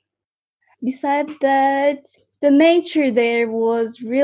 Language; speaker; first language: English; non-native, fluent; Azerbaijani